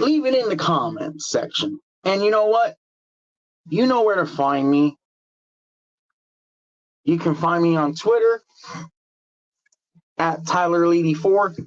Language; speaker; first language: English; native; English